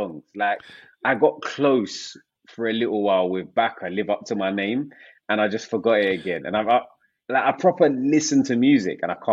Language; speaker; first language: English; native; English